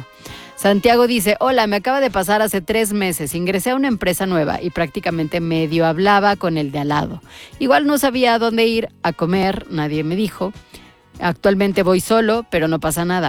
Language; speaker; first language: Spanish; native; Spanish